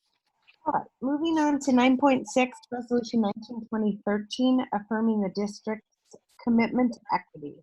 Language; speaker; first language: English; native; English